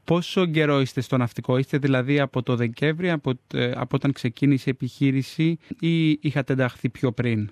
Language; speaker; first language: Greek; native; Greek